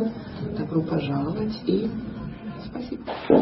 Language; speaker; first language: Russian; non-native, fluent; Lithuanian